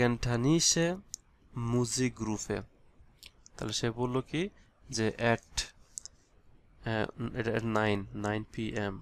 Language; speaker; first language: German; non-native, fluent; Bangla